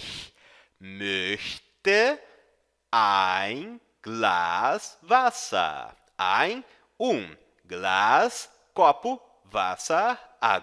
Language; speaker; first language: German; non-native, fluent; Portuguese